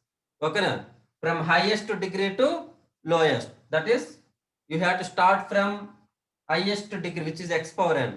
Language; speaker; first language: English; non-native, local second language; Telugu